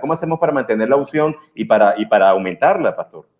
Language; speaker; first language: Spanish; native; Spanish